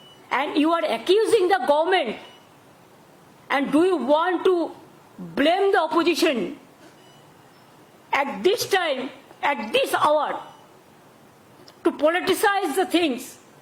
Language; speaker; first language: English; non-native, local second language; Bangla